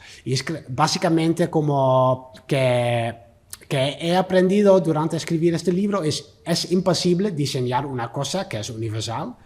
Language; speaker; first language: Spanish; non-native, learner; Dutch